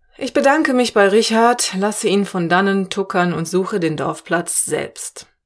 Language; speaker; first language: German; native; German